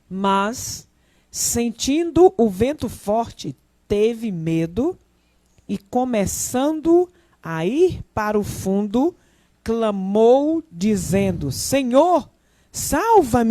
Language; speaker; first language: Portuguese; native; Portuguese